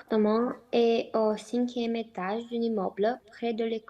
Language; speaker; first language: French; non-native, learner; Romanian